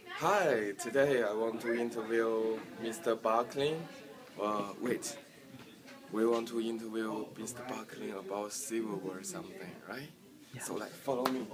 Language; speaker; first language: English; non-native, learner; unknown